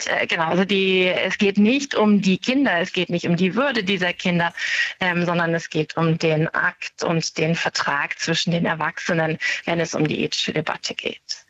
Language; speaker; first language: German; native; German